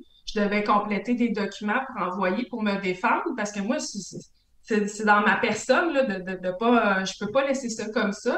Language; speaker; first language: French; native; French